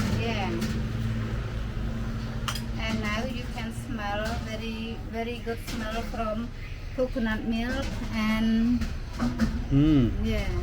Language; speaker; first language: English; non-native, learner; Khmer